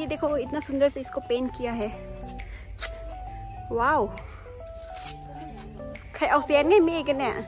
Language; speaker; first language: Hindi; non-native, local second language; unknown